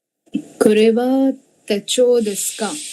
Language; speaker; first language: Japanese; non-native, learner; Kannada